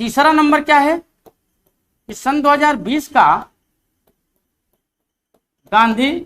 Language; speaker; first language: Hindi; native; Hindi